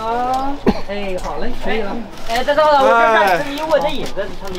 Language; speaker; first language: Chinese; native; Chinese